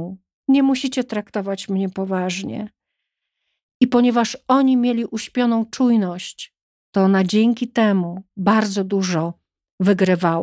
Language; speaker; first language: Polish; native; Polish